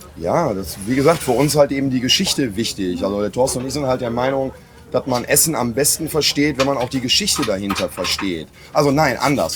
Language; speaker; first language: German; native; German